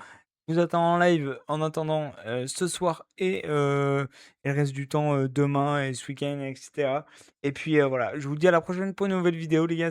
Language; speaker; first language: French; native; French